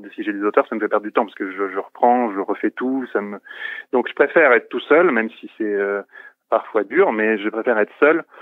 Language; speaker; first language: French; native; French